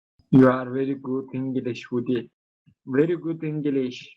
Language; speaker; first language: English; non-native, learner; Turkish